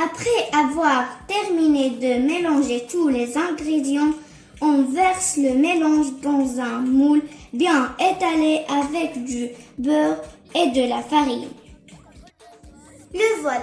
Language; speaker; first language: French; non-native, learner; Arabic